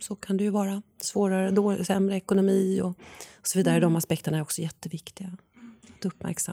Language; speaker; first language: Swedish; native; Swedish